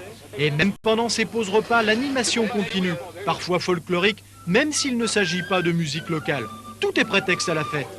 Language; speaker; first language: French; native; French